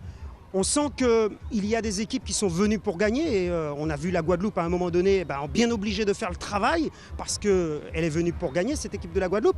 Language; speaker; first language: French; native; French